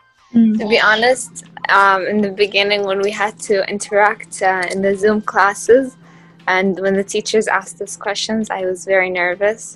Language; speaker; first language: English; non-native, fluent; Arabic